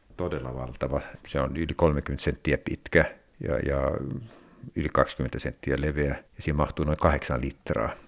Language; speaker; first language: Finnish; non-native, local second language; Swedish